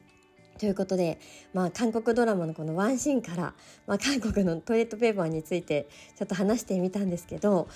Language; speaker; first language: Japanese; native; Japanese